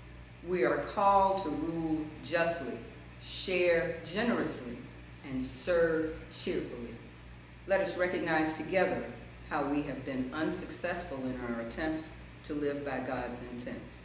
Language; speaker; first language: English; native; English